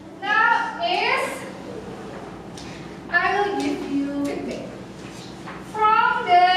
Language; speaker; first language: English; non-native, local second language; Indonesian